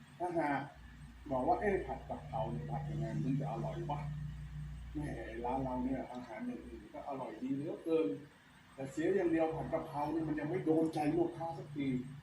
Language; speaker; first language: Thai; native; Thai